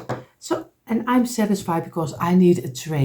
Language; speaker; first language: English; non-native, fluent; Dutch